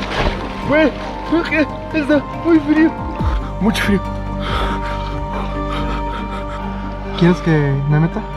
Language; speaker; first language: Spanish; native; Spanish